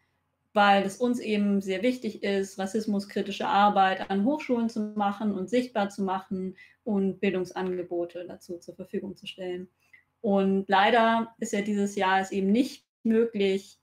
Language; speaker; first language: German; native; German